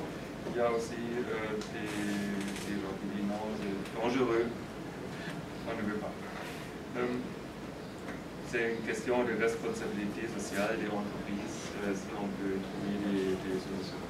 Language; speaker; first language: French; non-native, fluent; German